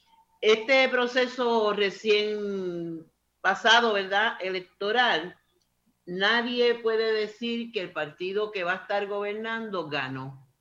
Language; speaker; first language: Spanish; native; Spanish